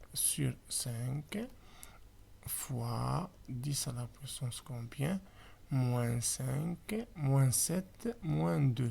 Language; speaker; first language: French; non-native, local second language; Arabic